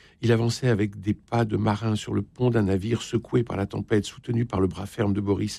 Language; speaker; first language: French; native; French